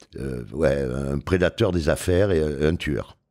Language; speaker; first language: French; native; French